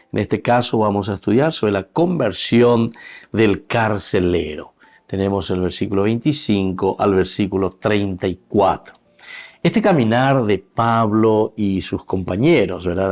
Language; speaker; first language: Spanish; native; Spanish